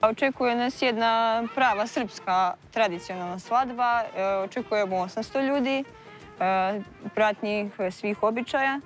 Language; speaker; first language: Serbian; native; Serbian